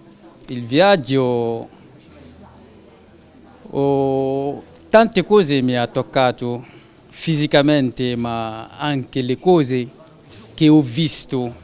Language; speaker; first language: Italian; non-native, fluent; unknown